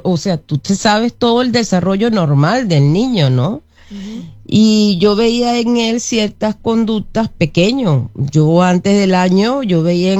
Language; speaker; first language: Spanish; native; Spanish